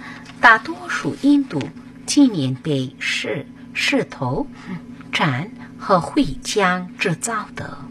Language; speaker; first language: Chinese; non-native, fluent; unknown